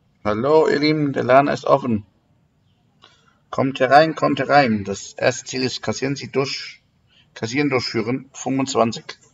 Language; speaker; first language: German; native; German